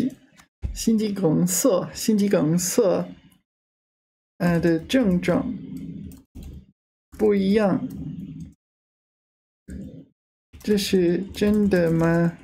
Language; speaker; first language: Chinese; non-native, learner; English